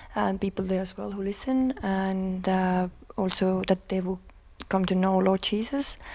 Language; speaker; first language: English; non-native, fluent; Estonian